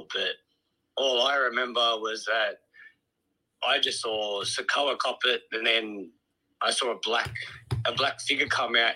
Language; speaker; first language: English; native; English